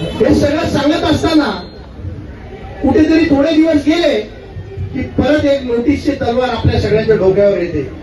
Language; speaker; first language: Marathi; native; Marathi